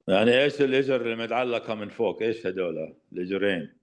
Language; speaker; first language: Arabic; native; Arabic